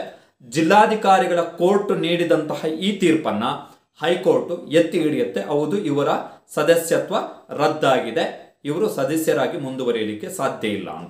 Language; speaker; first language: Kannada; native; Kannada